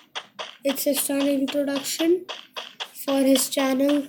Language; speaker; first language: English; non-native, learner; Hindi